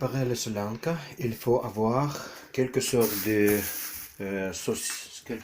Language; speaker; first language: French; non-native, learner; Ukrainian